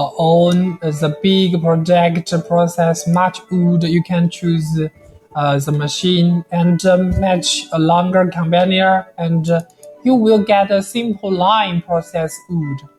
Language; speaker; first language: English; non-native, learner; Chinese